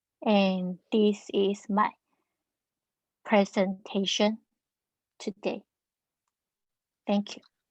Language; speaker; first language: English; non-native, learner; Chinese